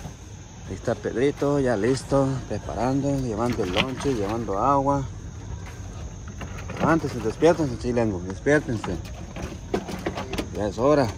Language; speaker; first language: Spanish; native; Spanish